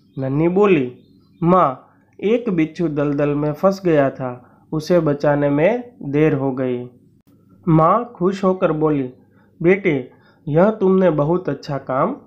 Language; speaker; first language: Hindi; non-native, local second language; Gujarati